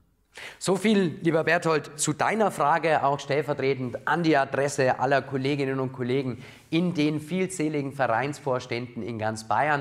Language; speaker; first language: German; native; German